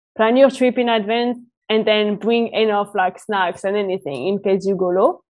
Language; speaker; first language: English; non-native, fluent; French